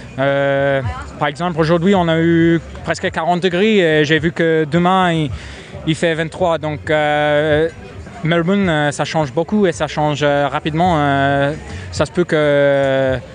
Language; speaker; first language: French; non-native, fluent; English